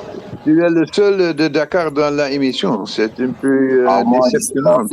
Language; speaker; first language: French; non-native, fluent; Dutch